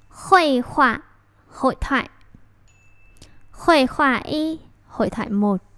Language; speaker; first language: Chinese; non-native, fluent; Vietnamese